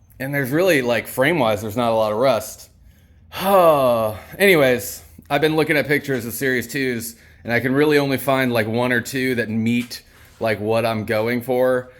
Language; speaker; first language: English; native; English